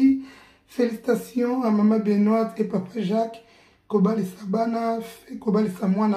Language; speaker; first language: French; non-native, local second language; Lingala